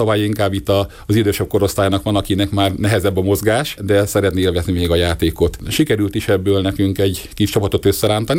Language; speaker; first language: Hungarian; native; Hungarian